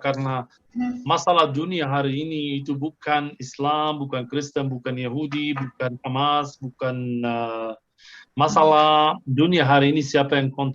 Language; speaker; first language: Indonesian; non-native, fluent; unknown